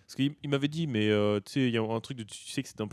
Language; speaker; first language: French; native; French